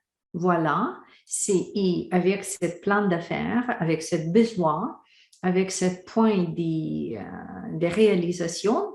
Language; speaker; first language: French; non-native, fluent; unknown